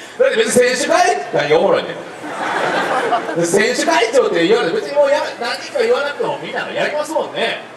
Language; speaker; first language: Japanese; native; Japanese